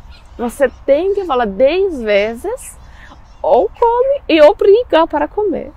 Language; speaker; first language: Portuguese; non-native, learner; Persian